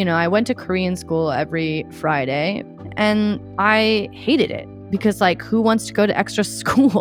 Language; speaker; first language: English; native; English